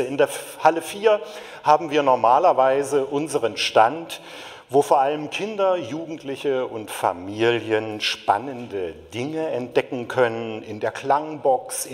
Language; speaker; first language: German; native; German